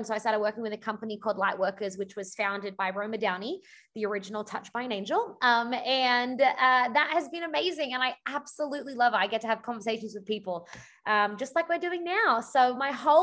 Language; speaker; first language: English; native; English